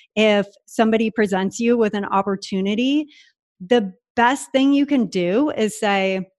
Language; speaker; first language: English; native; English